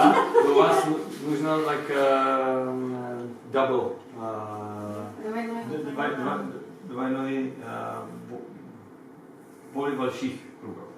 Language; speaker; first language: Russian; non-native, learner; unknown